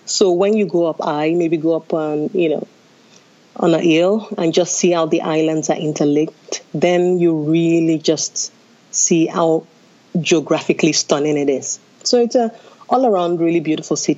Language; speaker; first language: English; non-native, local second language; Yoruba